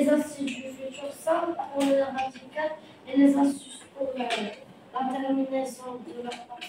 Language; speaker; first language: French; non-native, local second language; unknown